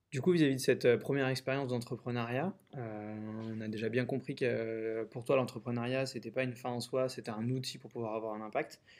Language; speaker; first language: French; native; French